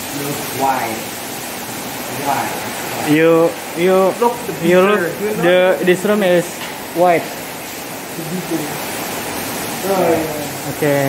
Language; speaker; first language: English; non-native, learner; Indonesian